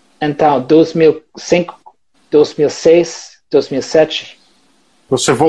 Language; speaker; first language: Portuguese; non-native, learner; English